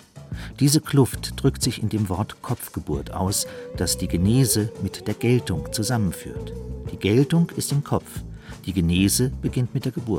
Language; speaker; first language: German; native; German